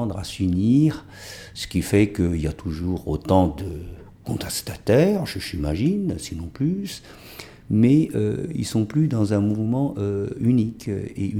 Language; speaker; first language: French; non-native, fluent; Chinese